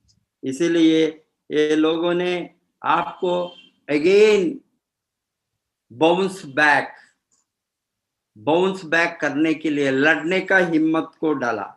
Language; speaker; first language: Hindi; non-native, fluent; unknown